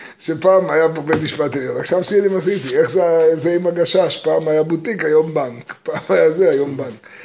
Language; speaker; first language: Hebrew; native; Hebrew